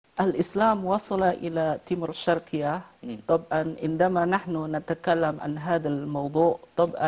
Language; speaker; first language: Arabic; non-native, fluent; Indonesian